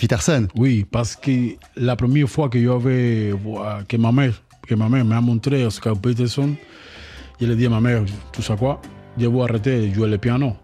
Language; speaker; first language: French; non-native, learner; Spanish